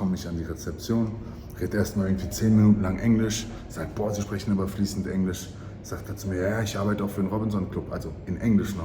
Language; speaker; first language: German; native; German